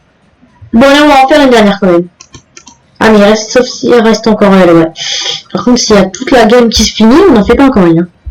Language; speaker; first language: French; native; French